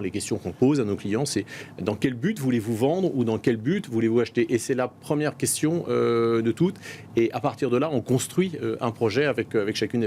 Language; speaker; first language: French; native; French